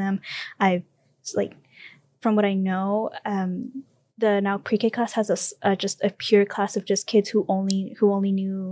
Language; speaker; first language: English; early bilingual, other home language; Spanish